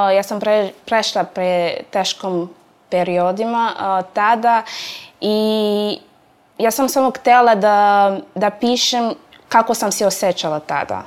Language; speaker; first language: Serbian; non-native, fluent; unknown